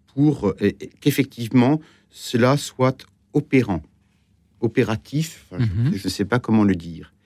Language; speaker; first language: French; native; French